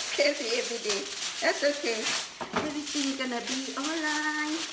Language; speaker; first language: English; non-native, learner; Thai